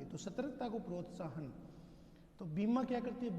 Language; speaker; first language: Hindi; native; Hindi